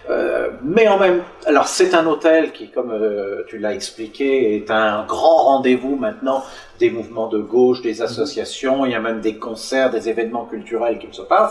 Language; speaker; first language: French; native; French